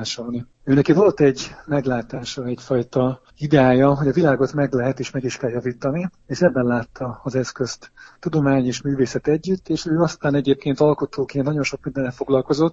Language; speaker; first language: Hungarian; native; Hungarian